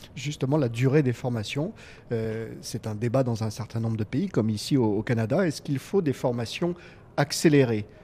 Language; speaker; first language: French; native; French